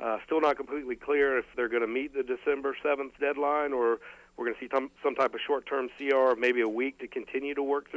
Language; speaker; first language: English; native; English